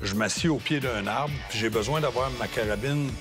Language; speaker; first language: French; native; French